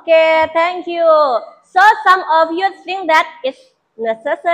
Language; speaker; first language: English; non-native, fluent; Indonesian